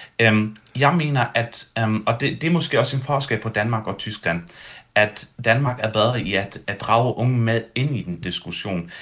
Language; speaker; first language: Danish; early bilingual, heritage; Danish